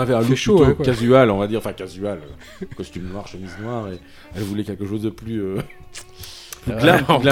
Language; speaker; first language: French; native; French